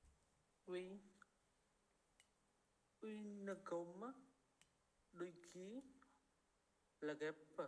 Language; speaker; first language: French; non-native, learner; Khmer